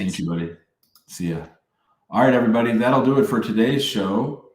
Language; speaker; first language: English; native; English